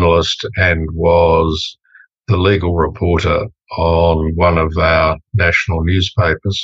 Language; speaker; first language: English; native; English